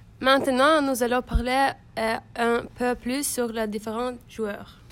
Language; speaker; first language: French; non-native, learner; Norwegian